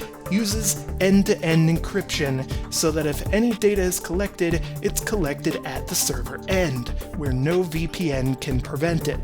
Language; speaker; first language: English; native; English